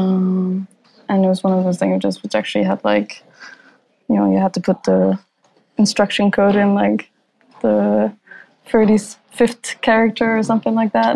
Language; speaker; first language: English; non-native, fluent; Danish